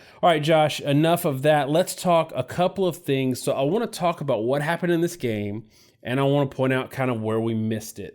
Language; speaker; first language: English; native; English